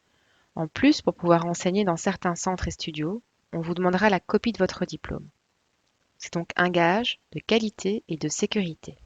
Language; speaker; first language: French; native; French